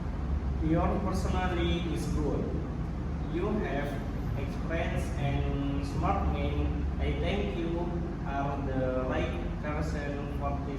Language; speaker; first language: English; non-native, learner; Indonesian